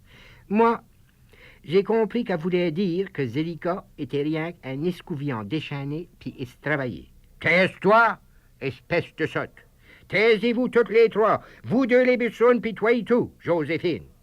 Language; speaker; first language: French; native; French